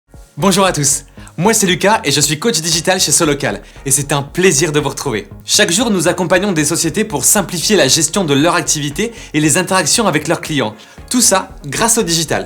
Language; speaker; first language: French; native; French